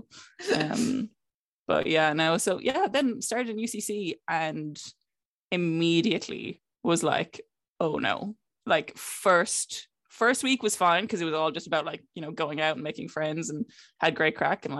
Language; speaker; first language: English; native; English